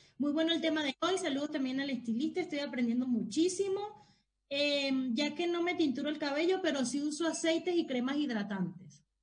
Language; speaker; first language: Spanish; native; Spanish